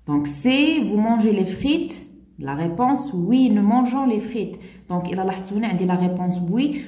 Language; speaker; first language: French; non-native, local second language; Arabic